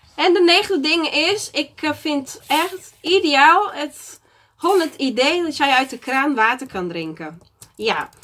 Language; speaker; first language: Dutch; non-native, fluent; Portuguese